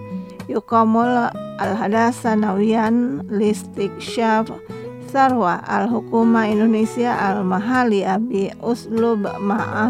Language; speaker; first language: Arabic; non-native, fluent; Indonesian